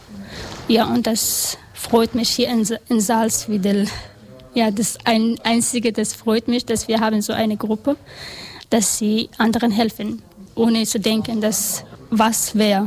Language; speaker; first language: German; non-native, learner; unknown